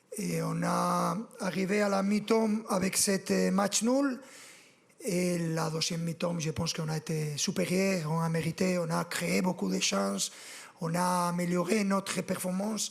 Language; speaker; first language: French; non-native, fluent; Spanish